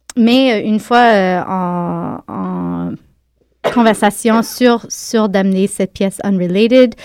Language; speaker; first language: French; native; French